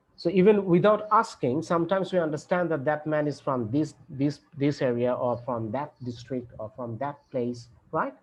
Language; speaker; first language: English; non-native, local second language; Bangla